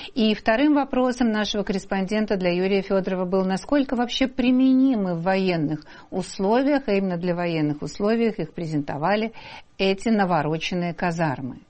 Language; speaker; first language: Russian; native; Russian